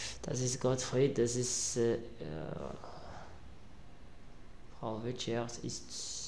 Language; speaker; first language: German; non-native, learner; Arabic